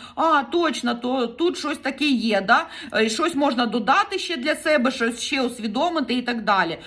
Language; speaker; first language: Ukrainian; non-native, local second language; Russian